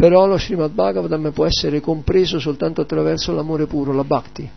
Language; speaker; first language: Italian; native; Italian